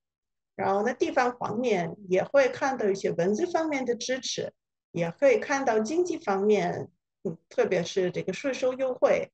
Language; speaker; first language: Chinese; non-native, fluent; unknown